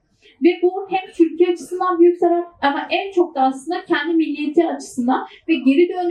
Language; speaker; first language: Turkish; native; Turkish